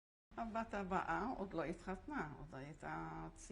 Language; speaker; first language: Hebrew; non-native, fluent; Polish